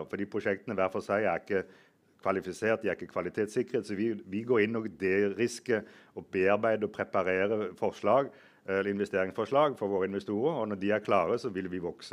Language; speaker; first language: Norwegian; native; Norwegian